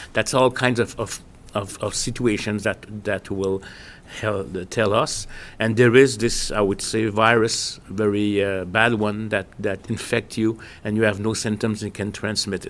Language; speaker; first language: English; non-native, fluent; French